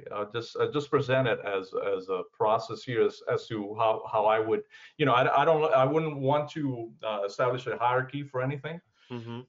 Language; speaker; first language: English; early bilingual, other home language; Spanish